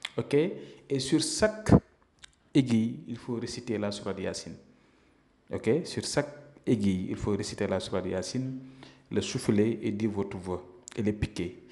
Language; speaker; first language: French; non-native, local second language; Wolof